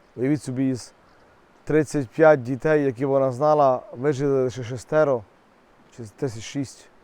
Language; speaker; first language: Ukrainian; native; Ukrainian